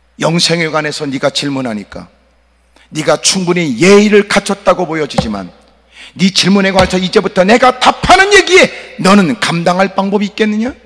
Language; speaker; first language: Korean; native; Korean